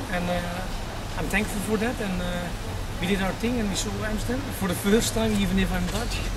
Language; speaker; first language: English; non-native, fluent; Dutch